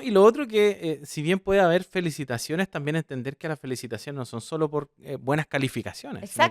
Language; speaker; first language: Spanish; native; Spanish